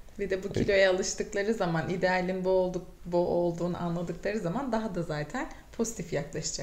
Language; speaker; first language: Turkish; native; Turkish